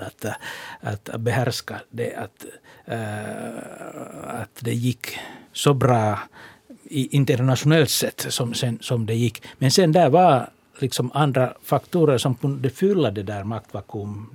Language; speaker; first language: Swedish; non-native, local second language; Finnish